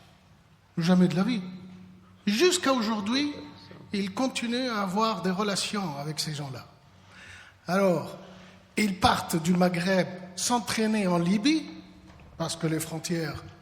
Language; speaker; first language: French; non-native, local second language; Arabic